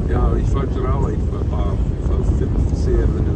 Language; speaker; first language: German; non-native, learner; English